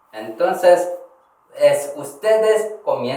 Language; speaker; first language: Spanish; non-native, learner; Korean